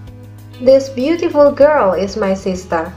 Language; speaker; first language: English; non-native, learner; Indonesian